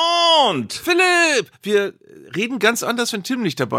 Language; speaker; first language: German; native; German